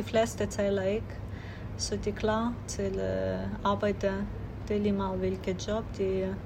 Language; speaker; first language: Danish; non-native, fluent; Ukrainian